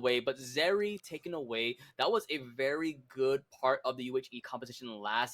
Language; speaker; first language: English; native; English